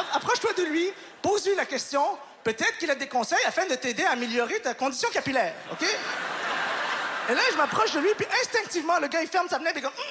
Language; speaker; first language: French; native; French